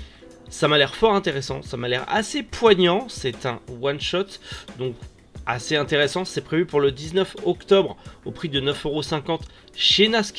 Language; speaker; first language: French; native; French